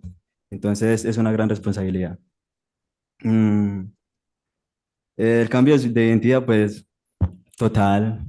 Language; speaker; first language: Spanish; native; Spanish